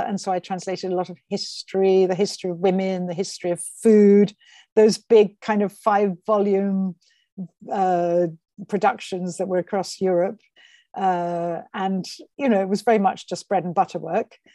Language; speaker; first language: English; native; English